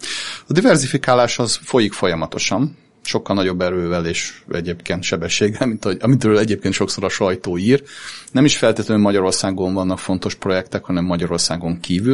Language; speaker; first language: Hungarian; native; Hungarian